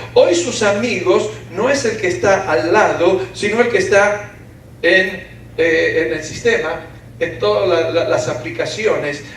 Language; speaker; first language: Spanish; early bilingual, other home language; Ukrainian